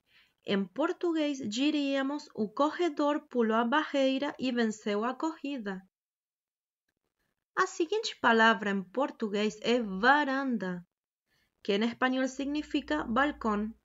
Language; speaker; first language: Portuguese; non-native, fluent; Spanish